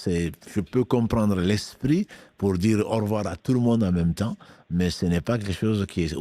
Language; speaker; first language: French; native; French